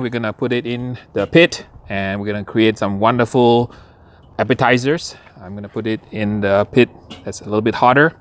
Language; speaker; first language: English; native; English